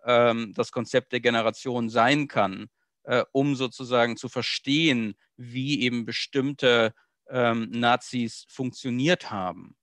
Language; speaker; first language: German; native; German